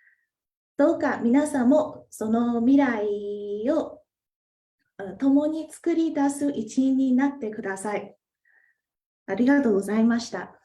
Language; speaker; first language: Japanese; non-native, fluent; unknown